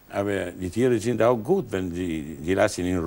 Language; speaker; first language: German; non-native, learner; Italian